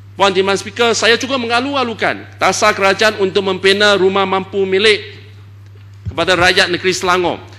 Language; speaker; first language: Malay; non-native, local second language; Chinese